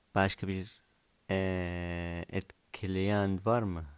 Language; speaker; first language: Turkish; non-native, fluent; Arabic